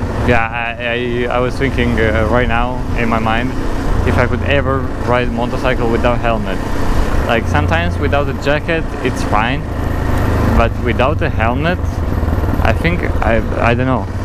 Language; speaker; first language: English; non-native, fluent; Romanian